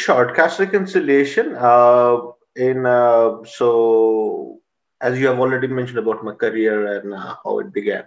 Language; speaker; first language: English; non-native, local second language; Marathi